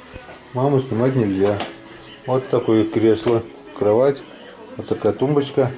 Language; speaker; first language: Russian; native; Russian